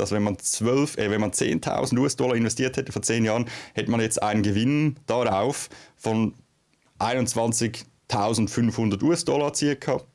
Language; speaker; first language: German; native; German